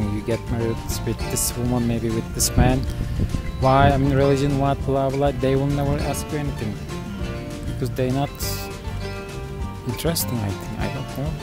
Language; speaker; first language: English; non-native, fluent; Turkish